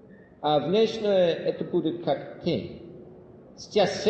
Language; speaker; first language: Russian; non-native, fluent; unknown